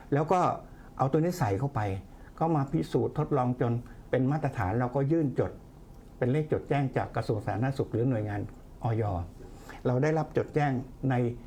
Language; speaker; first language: Thai; native; Thai